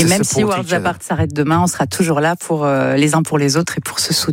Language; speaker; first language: French; native; French